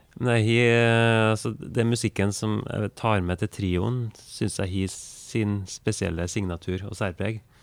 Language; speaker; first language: Norwegian; native; Norwegian